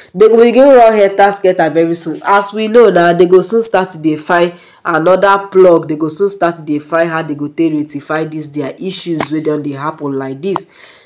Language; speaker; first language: Nigerian Pidgin; non-native, local second language; Yoruba